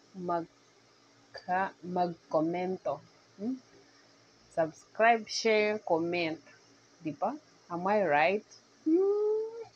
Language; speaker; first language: English; non-native, local second language; Nyankole